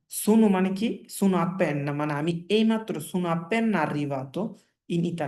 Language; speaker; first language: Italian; non-native, learner; Bangla